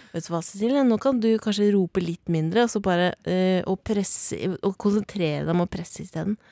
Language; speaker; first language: Norwegian; native; Norwegian